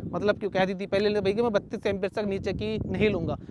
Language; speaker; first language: Hindi; native; Hindi